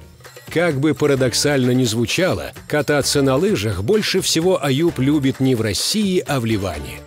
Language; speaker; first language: Russian; native; Russian